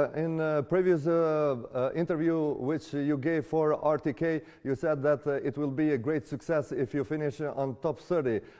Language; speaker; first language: English; non-native, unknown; Albanian